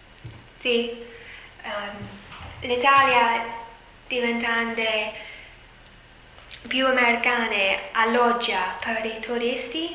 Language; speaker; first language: Italian; non-native, learner; English